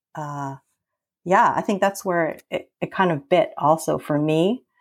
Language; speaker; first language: English; early bilingual, other home language; Filipino